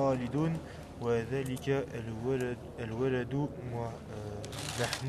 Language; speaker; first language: Arabic; non-native, learner; French